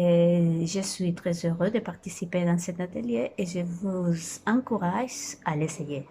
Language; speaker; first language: French; non-native, fluent; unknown